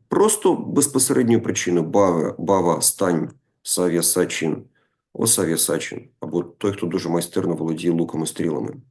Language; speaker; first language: Ukrainian; non-native, local second language; Russian